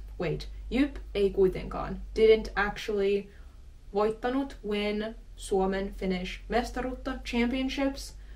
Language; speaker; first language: Finnish; native; Finnish